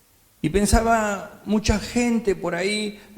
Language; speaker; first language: Spanish; native; Spanish